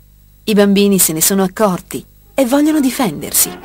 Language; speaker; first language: Italian; native; Italian